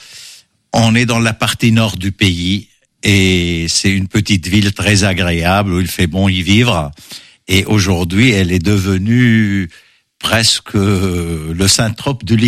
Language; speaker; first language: French; non-native, local second language; Arabic